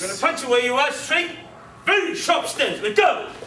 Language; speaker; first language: English; non-native, fluent; Korean